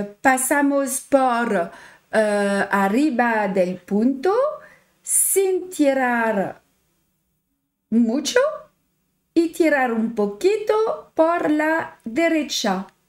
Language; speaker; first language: Spanish; non-native, learner; French